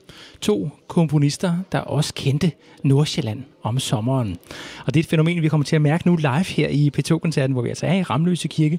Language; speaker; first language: Danish; native; Danish